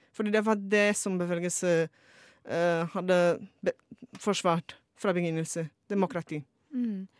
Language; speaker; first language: Norwegian; non-native, fluent; Portuguese